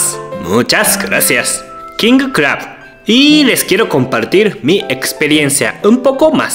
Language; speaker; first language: Spanish; non-native, learner; Japanese